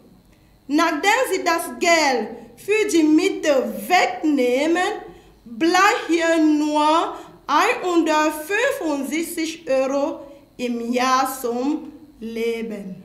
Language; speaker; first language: German; non-native, fluent; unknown